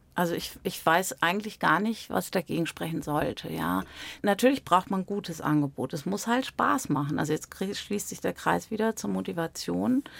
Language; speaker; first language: German; native; German